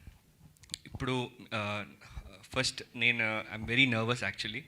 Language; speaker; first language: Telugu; early bilingual, heritage; Telugu